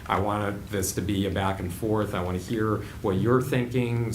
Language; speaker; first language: English; native; English